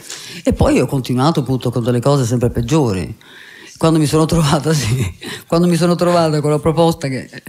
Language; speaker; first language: Italian; native; Italian